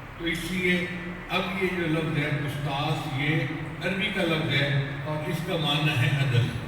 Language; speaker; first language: Urdu; non-native, local second language; Punjabi